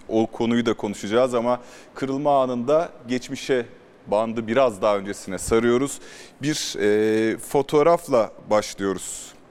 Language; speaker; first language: Turkish; native; Turkish